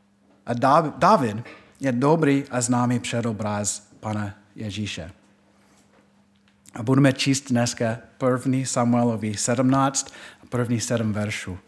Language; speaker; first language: Czech; non-native, fluent; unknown